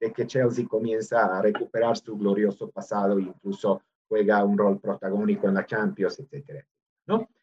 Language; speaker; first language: Spanish; non-native, fluent; Serbian